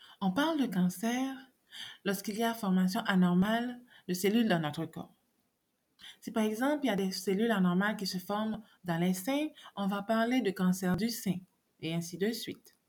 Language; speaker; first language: French; non-native, local second language; Haitian Creole